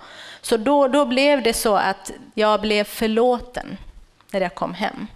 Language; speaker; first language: Swedish; non-native, fluent; Kurdish